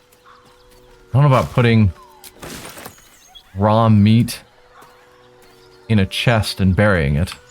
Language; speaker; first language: English; native; English